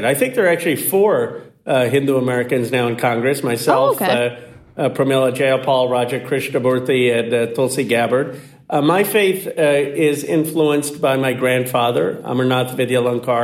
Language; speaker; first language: English; native; English